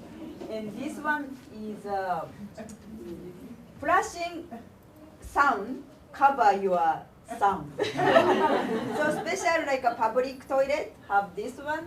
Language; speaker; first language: English; non-native, learner; Japanese